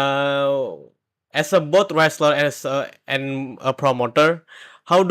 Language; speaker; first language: English; non-native, learner; Indonesian